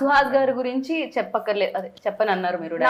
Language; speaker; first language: Telugu; native; Telugu